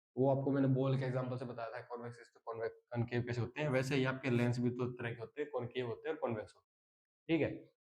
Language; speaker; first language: Hindi; native; Hindi